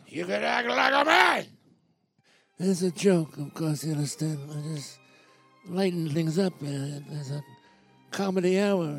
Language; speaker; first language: English; native; English